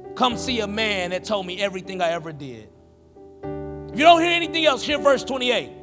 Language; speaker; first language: English; native; English